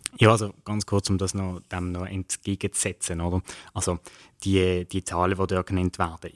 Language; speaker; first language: German; native; German